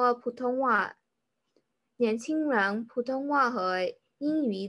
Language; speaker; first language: Chinese; non-native, learner; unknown